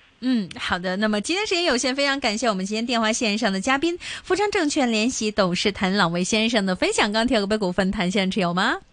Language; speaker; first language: Chinese; non-native, local second language; Cantonese